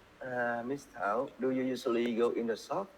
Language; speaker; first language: English; non-native, learner; Vietnamese